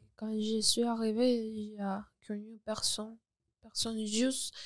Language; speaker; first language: French; non-native, learner; Spanish